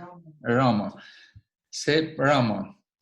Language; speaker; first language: French; non-native, learner; Albanian